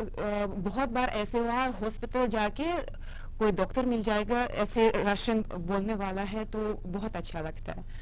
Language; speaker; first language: Hindi; non-native, fluent; Russian